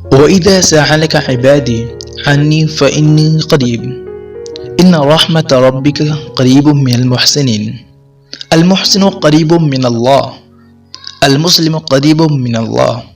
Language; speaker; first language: Arabic; non-native, fluent; Urdu